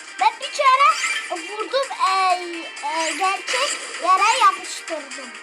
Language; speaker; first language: Turkish; early bilingual, other home language; Arabic